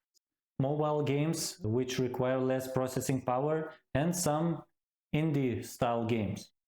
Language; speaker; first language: English; non-native, fluent; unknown